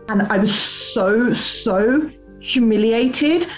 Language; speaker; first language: English; native; English